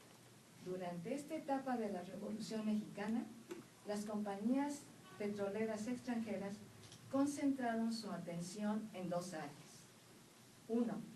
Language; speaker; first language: Spanish; native; Spanish